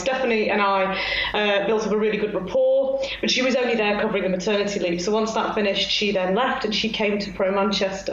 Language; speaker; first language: English; native; English